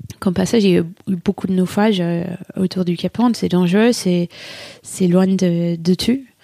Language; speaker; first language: French; non-native, fluent; English